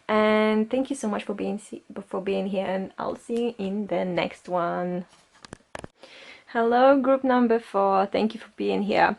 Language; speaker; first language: English; non-native, fluent; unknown